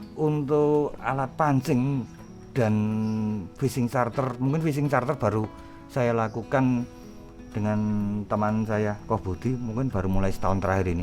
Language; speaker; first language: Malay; non-native, local second language; Javanese